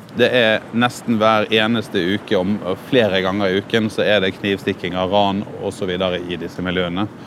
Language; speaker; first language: Norwegian; native; Norwegian